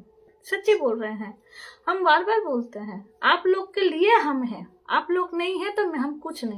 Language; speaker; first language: Hindi; non-native, local second language; Bangla